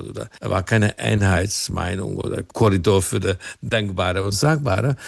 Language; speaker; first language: German; non-native, fluent; Hungarian